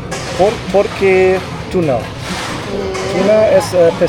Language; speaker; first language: Spanish; non-native, learner; German